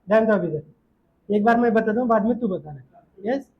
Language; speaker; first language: Hindi; non-native, local second language; Marathi